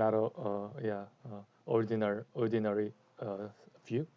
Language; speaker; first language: English; non-native, learner; Korean